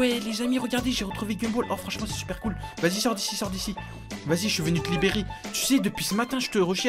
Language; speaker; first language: French; native; French